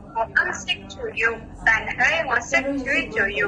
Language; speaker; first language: Cantonese; non-native, learner; Indonesian